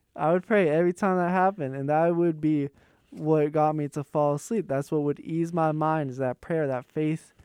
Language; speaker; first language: English; native; English